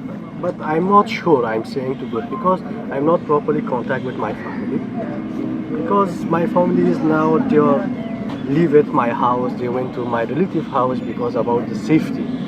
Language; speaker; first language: English; non-native, learner; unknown